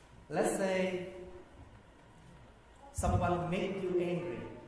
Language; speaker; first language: English; early bilingual, other home language; Vietnamese